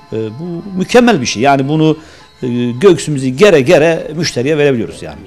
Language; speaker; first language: Turkish; native; Turkish